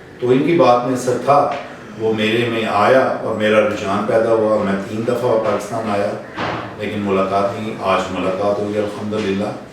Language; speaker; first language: Urdu; non-native, local second language; Punjabi